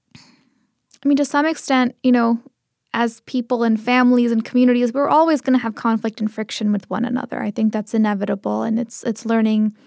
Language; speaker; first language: English; early bilingual, other home language; Tamil